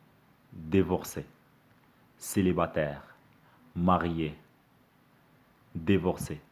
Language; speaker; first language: French; non-native, fluent; Arabic